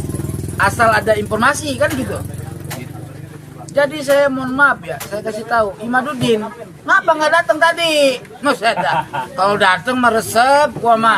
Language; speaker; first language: Indonesian; native; Indonesian